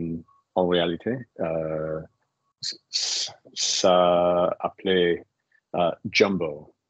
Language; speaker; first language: French; non-native, learner; English